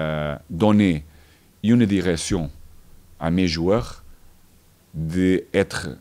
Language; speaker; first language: French; non-native, fluent; Portuguese